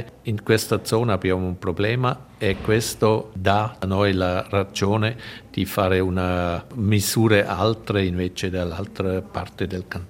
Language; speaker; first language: Italian; non-native, local second language; German